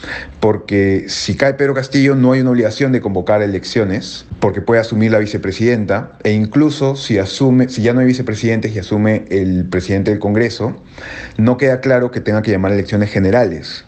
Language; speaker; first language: Spanish; native; Spanish